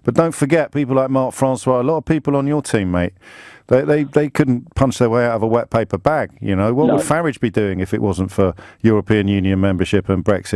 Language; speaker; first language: English; native; English